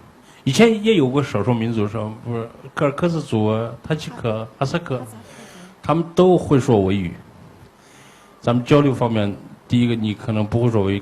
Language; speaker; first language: Chinese; non-native, local second language; Uyghur